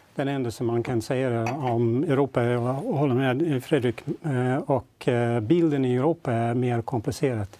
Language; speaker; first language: Swedish; non-native, fluent; English